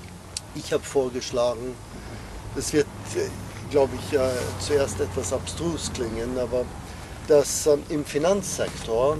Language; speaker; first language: German; non-native, fluent; English